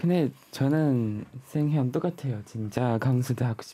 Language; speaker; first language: Korean; non-native, learner; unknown